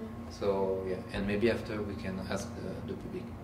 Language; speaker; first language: English; non-native, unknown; French